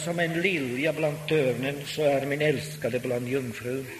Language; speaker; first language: Swedish; non-native, local second language; Finnish